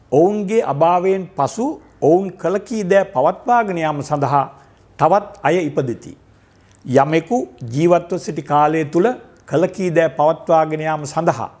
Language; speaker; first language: Sinhala; native; Sinhala